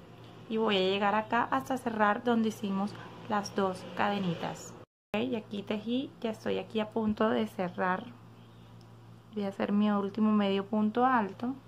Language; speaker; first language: Spanish; native; Spanish